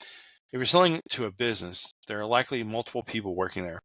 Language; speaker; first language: English; native; English